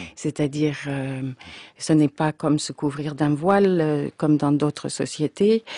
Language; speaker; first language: French; non-native, fluent; English